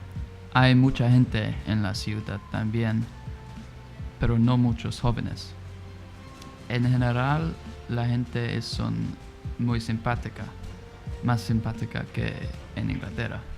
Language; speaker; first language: Spanish; non-native, learner; English